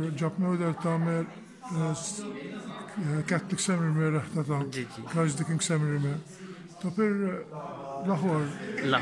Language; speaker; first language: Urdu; non-native, learner; Maltese